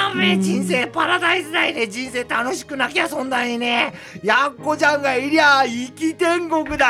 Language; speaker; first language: Japanese; native; Japanese